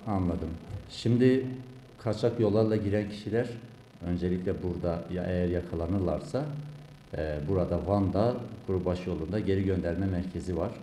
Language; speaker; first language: Turkish; native; Turkish